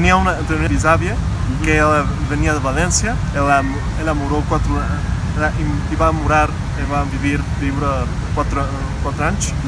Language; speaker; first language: Portuguese; non-native, learner; Spanish